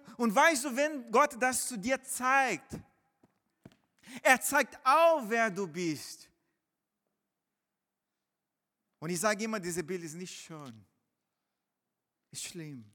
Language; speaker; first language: German; non-native, fluent; Portuguese